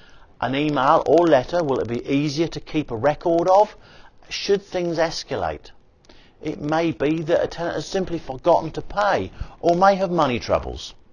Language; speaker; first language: English; native; English